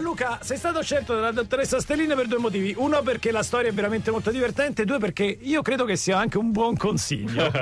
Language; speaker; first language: Italian; native; Italian